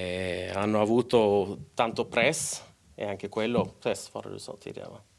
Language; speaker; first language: Italian; non-native, local second language; Swedish